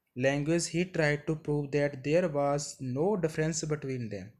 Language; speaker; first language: English; non-native, local second language; Punjabi